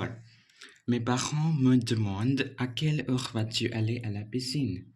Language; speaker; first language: French; non-native, fluent; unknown